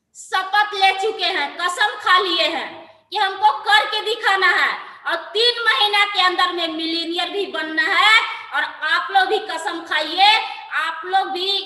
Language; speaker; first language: Hindi; non-native, local second language; Bhojpuri